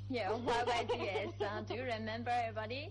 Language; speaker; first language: English; non-native, fluent; Chinese